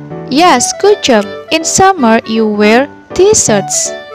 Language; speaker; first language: English; non-native, fluent; Indonesian